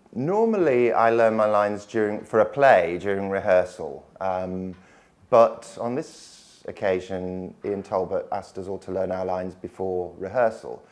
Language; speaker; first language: English; native; English